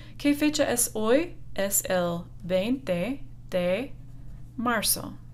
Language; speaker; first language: Spanish; non-native, fluent; English